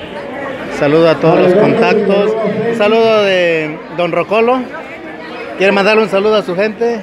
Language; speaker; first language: Spanish; native; Spanish